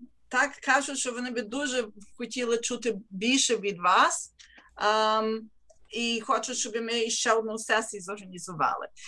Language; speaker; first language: Ukrainian; early bilingual, heritage; Ukrainian